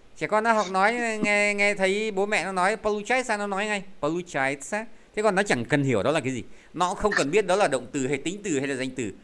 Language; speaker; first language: Vietnamese; native; Vietnamese